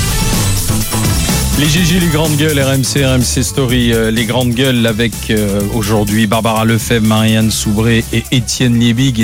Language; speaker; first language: French; native; French